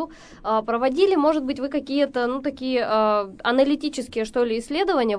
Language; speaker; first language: Russian; native; Russian